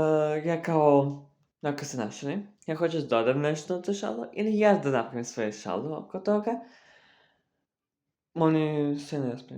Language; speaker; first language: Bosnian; early bilingual, heritage; Serbian